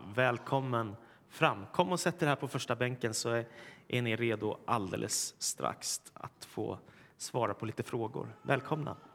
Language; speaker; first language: Swedish; native; Swedish